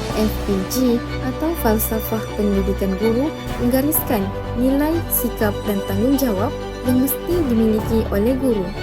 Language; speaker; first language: Malay; native; Malay